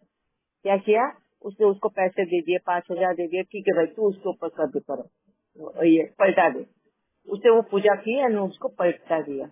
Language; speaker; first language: Hindi; native; Hindi